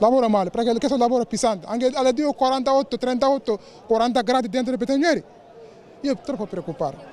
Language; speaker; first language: Italian; non-native, learner; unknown